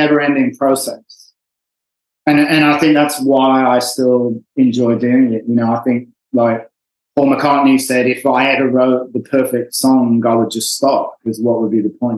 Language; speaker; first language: English; native; English